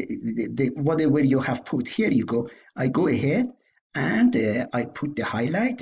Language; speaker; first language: English; non-native, fluent; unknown